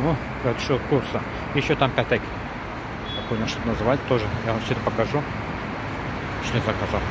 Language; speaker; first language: Russian; non-native, learner; Azerbaijani